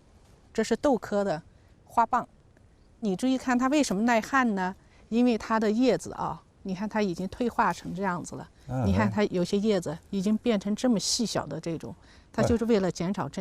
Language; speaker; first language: Chinese; native; Chinese